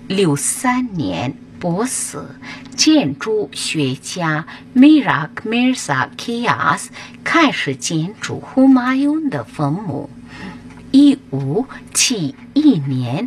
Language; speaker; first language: Chinese; non-native, fluent; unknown